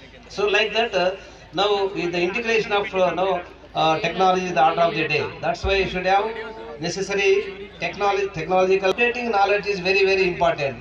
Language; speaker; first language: English; non-native, local second language; Telugu